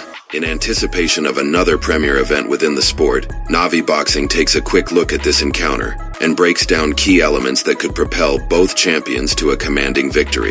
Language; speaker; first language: English; native; English